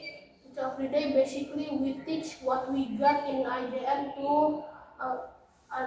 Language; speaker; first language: English; non-native, learner; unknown